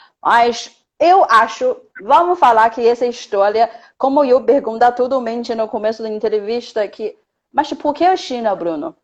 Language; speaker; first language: Portuguese; non-native, fluent; Chinese